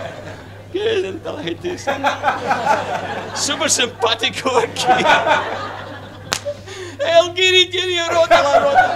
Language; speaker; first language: Spanish; non-native, learner; English